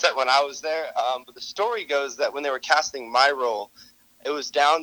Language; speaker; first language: English; native; English